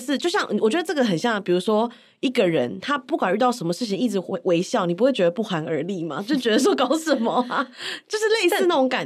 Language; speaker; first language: Chinese; native; Chinese